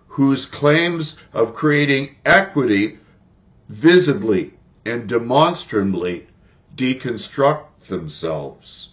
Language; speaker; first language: English; native; English